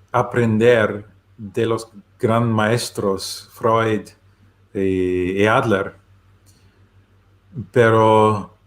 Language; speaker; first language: Spanish; non-native, learner; German